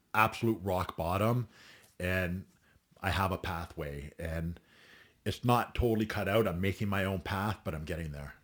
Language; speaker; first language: English; native; English